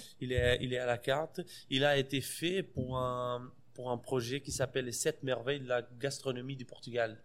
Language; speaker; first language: French; non-native, fluent; Portuguese